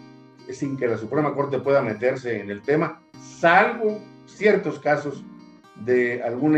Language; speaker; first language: Spanish; native; Spanish